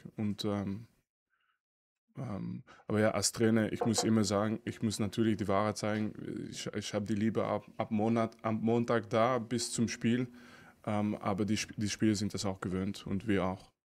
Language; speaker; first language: German; non-native, fluent; French